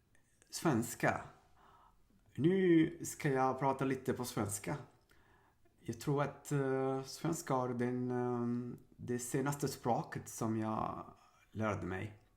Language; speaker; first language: Swedish; non-native, learner; Sinhala